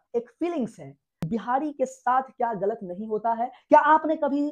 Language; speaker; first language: Hindi; native; Hindi